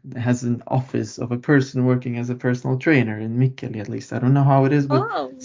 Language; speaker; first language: English; non-native, fluent; Lithuanian